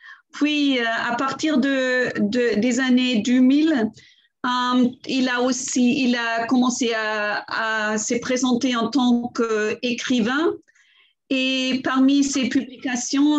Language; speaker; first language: French; non-native, fluent; German